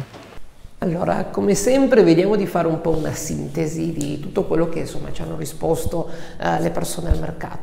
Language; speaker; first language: Italian; native; Italian